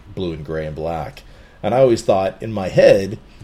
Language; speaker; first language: English; native; English